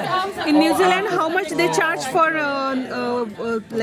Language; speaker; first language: English; non-native, local second language; Hindi